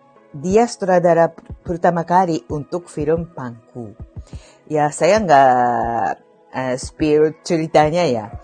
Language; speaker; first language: Indonesian; non-native, fluent; Japanese